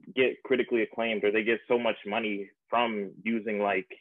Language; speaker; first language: English; native; English